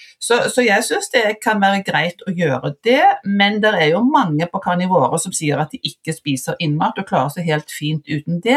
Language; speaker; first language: Norwegian; native; Norwegian